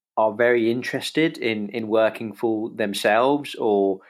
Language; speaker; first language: English; native; English